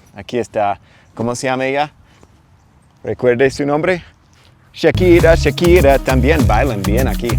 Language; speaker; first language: Spanish; non-native, fluent; English